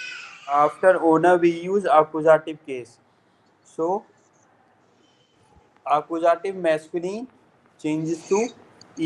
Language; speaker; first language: English; non-native, local second language; Hindi